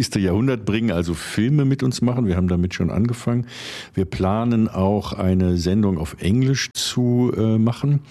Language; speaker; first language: German; native; German